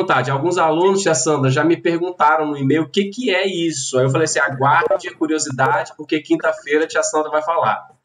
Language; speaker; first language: Portuguese; native; Portuguese